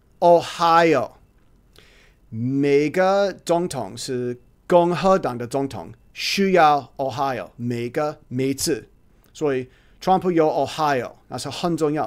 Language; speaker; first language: Chinese; non-native, learner; English